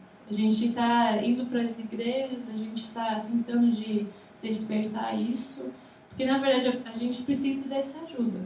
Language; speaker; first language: Portuguese; non-native, fluent; English